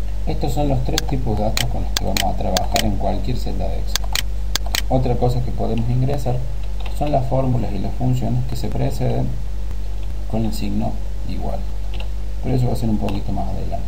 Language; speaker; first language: Spanish; native; Spanish